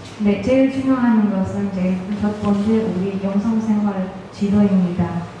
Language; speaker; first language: Korean; non-native, fluent; Romanian